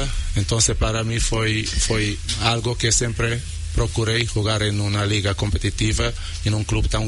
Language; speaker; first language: Spanish; non-native, learner; Portuguese